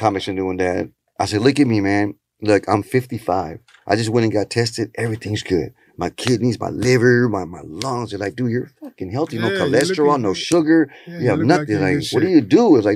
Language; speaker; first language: English; early bilingual, other home language; Spanish